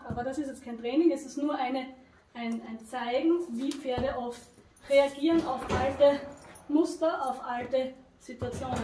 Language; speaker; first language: German; native; German